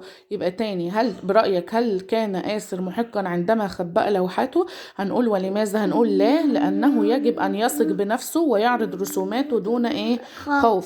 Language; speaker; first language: Arabic; native; Arabic